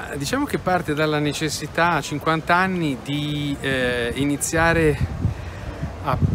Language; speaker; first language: Italian; native; Italian